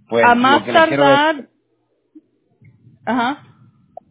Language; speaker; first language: Spanish; early bilingual, heritage; Spanish